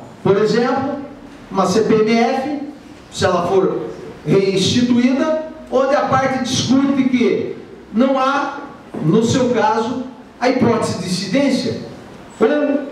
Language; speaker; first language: Portuguese; native; Portuguese